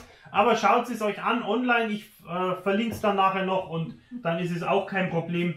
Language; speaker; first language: German; native; German